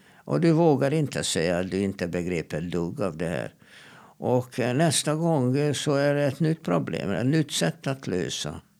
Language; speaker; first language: Swedish; non-native, fluent; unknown